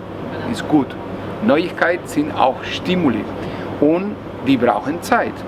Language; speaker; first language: German; non-native, learner; Spanish